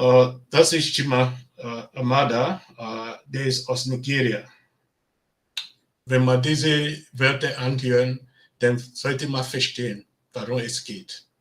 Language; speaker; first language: German; non-native, learner; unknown